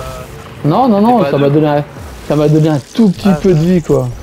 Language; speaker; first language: French; native; French